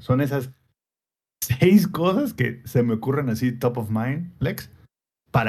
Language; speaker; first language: Spanish; native; Spanish